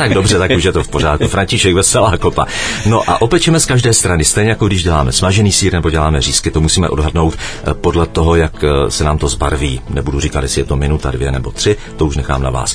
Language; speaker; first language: Czech; native; Czech